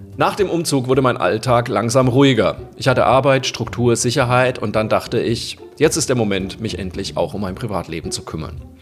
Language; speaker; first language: German; native; German